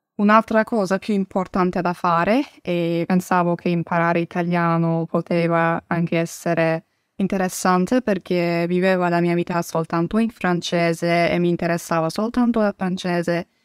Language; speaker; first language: English; non-native, fluent; Turkish